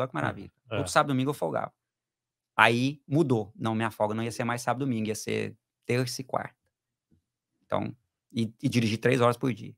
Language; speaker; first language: Portuguese; native; Portuguese